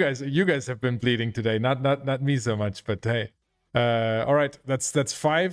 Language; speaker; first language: English; non-native, fluent; German